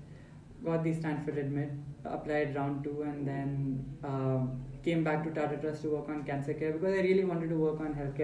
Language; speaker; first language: English; non-native, local second language; Hindi